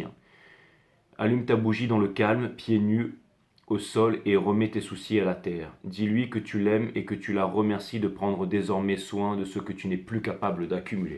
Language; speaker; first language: French; native; French